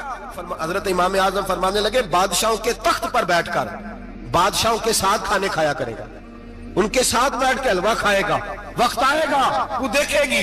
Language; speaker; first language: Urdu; non-native, local second language; Punjabi